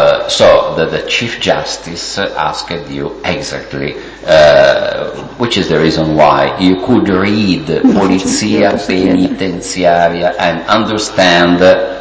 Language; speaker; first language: English; non-native, fluent; Italian